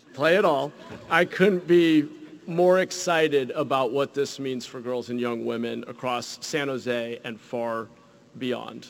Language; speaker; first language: English; native; English